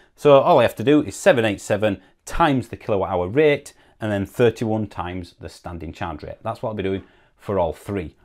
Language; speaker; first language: English; native; English